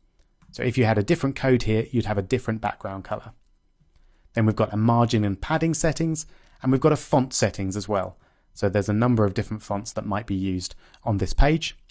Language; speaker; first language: English; native; English